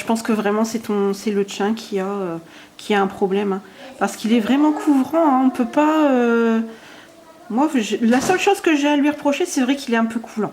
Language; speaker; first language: French; native; French